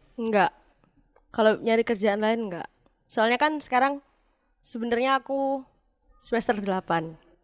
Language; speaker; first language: Indonesian; non-native, local second language; Javanese